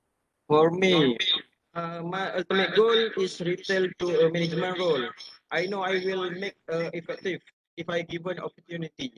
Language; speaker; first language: English; non-native, learner; Malay